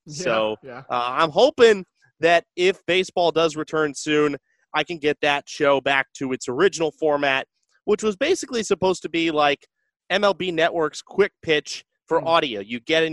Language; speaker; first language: English; native; English